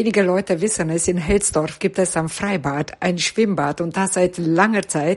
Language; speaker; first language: German; native; German